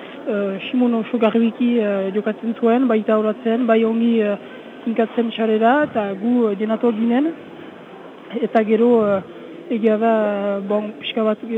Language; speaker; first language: Basque; native; Basque